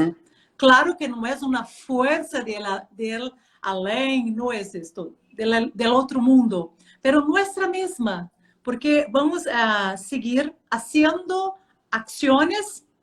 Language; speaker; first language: Spanish; non-native, fluent; Portuguese